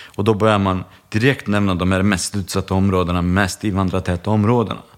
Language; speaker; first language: Swedish; early bilingual, other home language; Bosnian